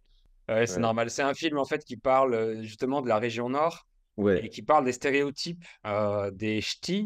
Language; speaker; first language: French; native; French